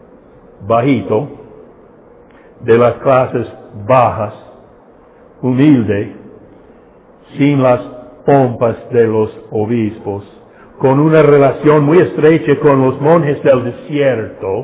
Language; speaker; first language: Spanish; non-native, fluent; English